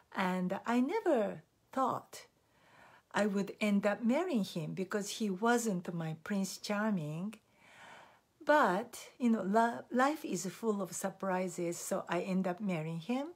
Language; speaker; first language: English; non-native, fluent; Japanese